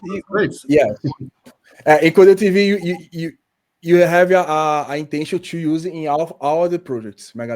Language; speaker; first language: English; non-native, learner; Portuguese